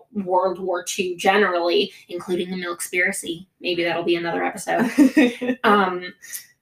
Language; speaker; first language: English; early bilingual, other home language; Greek